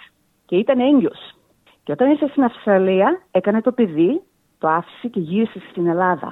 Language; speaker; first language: Greek; early bilingual, heritage; Greek